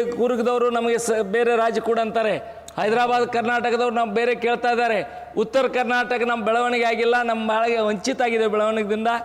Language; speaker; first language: Kannada; native; Kannada